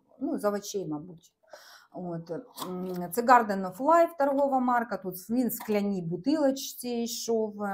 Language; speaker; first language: Ukrainian; non-native, local second language; Russian